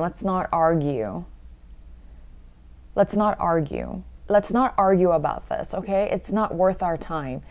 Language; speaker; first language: English; early bilingual, other home language; Korean